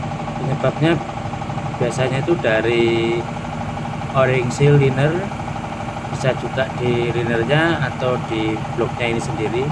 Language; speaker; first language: Indonesian; non-native, local second language; Javanese